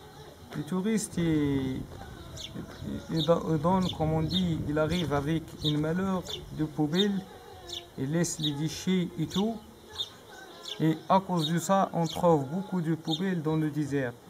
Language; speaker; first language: French; non-native, learner; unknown